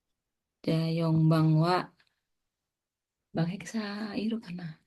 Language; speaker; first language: Japanese; non-native, fluent; Indonesian